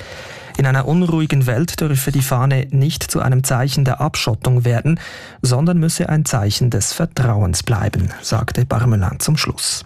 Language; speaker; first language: German; native; German